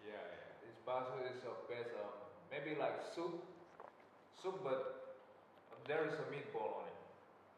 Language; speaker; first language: English; non-native, learner; Indonesian